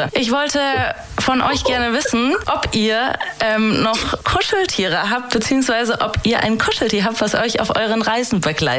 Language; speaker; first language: German; native; German